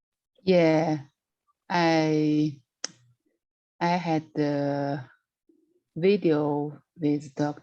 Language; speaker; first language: English; non-native, learner; Chinese